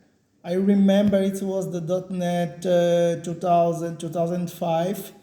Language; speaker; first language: English; non-native, learner; Portuguese